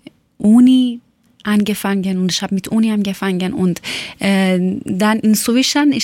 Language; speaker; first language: German; non-native, learner; Persian